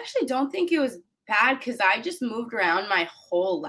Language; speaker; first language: English; native; English